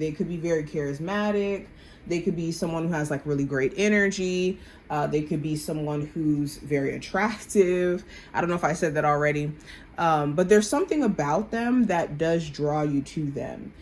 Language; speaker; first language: English; native; English